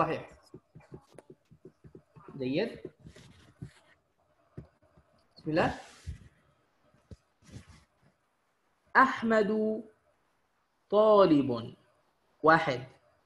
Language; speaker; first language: Arabic; non-native, fluent; Indonesian